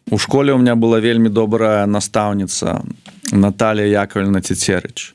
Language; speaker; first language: Belarusian; non-native, local second language; Russian